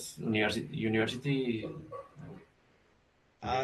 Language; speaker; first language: English; non-native, learner; Spanish